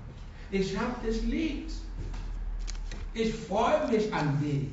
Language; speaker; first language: German; non-native, fluent; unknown